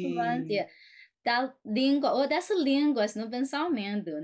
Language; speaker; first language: Portuguese; non-native, fluent; Chinese